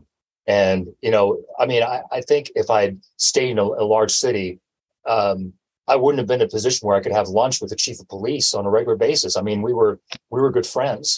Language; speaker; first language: English; native; English